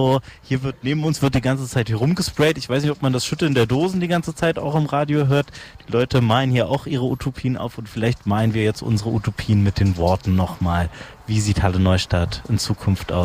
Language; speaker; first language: German; native; German